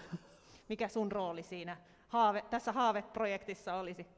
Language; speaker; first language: Finnish; non-native, local second language; Swedish